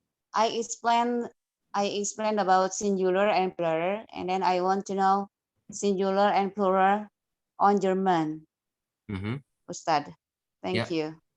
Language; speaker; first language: English; non-native, learner; Indonesian